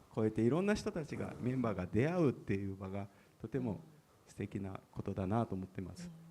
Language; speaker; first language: Japanese; native; Japanese